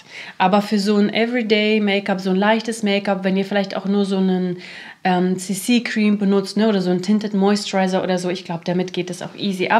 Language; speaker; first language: German; native; German